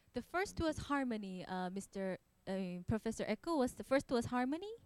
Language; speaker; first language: English; non-native, fluent; Korean